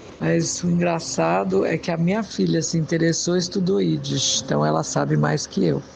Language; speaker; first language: Portuguese; native; Portuguese